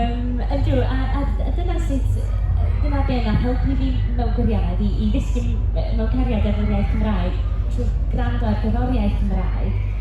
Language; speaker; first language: Welsh; non-native, local second language; English